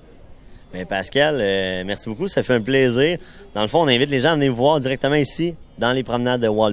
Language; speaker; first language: French; native; French